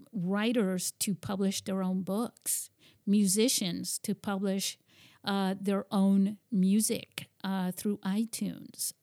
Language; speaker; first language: English; early bilingual, heritage; English